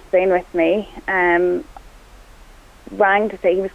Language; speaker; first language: English; non-native, local second language; Irish